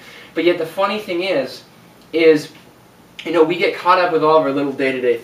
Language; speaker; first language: English; native; English